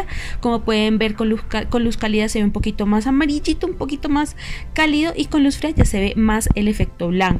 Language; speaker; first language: Spanish; native; Spanish